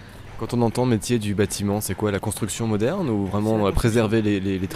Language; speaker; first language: French; native; French